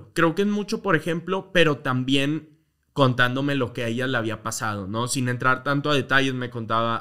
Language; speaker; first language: Spanish; native; Spanish